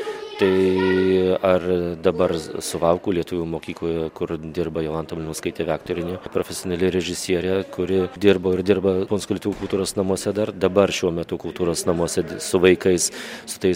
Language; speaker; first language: Lithuanian; native; Lithuanian